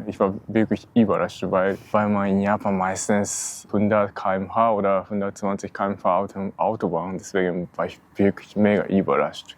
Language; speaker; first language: German; non-native, learner; Japanese